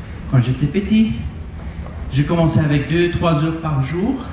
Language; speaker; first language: French; non-native, fluent; Spanish